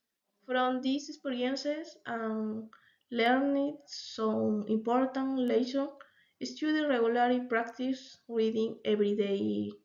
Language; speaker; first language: English; non-native, learner; Spanish